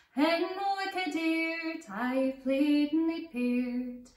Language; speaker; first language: English; native; English